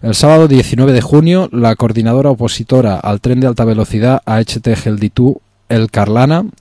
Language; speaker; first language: Spanish; native; Spanish